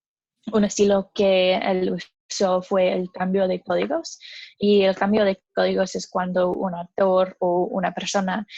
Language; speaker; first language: Spanish; non-native, learner; English